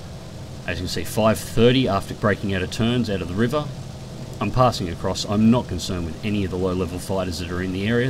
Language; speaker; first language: English; native; English